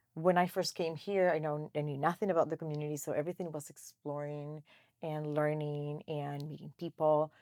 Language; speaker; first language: English; non-native, fluent; Spanish